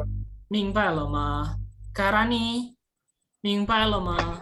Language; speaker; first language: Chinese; non-native, fluent; Indonesian